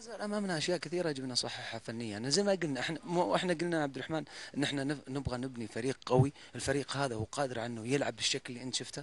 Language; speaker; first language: Arabic; native; Arabic